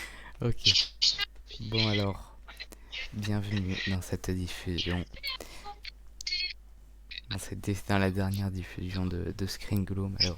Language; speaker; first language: French; native; French